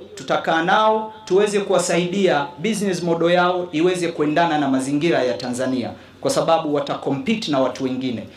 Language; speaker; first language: Swahili; native; Swahili